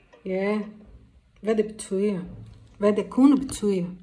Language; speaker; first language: Danish; non-native, learner; Portuguese